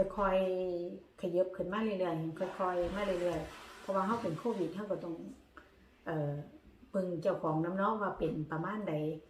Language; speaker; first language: Thai; native; Thai